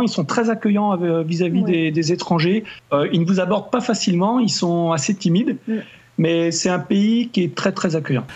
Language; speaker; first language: French; native; French